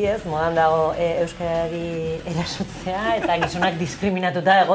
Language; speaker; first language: Basque; non-native, local second language; Spanish